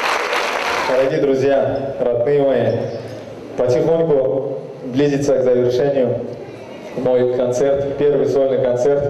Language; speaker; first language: Russian; non-native, local second language; Karachay-Balkar